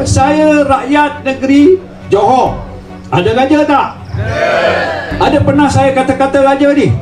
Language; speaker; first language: Malay; native; Malay